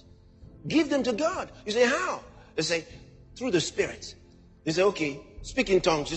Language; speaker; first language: English; non-native, local second language; Yoruba